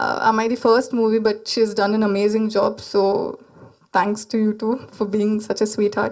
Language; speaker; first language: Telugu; non-native, learner; Malayalam